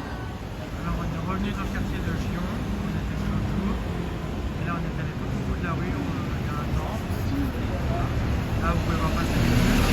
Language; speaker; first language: French; native; French